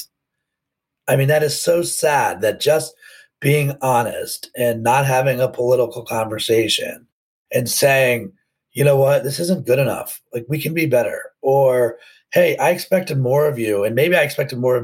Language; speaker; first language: English; native; English